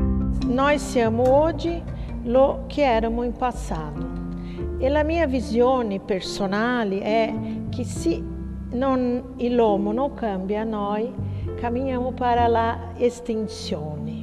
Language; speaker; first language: Italian; non-native, fluent; Portuguese